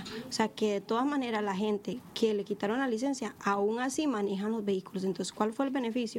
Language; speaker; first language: Spanish; native; Spanish